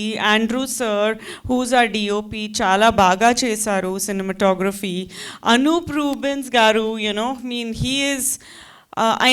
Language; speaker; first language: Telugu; non-native, fluent; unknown